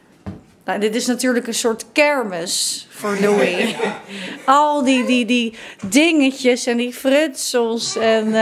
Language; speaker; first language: Dutch; native; Dutch